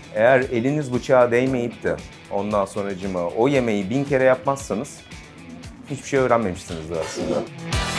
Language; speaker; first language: Turkish; native; Turkish